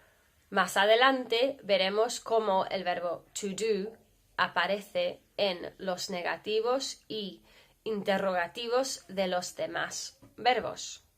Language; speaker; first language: Spanish; non-native, fluent; English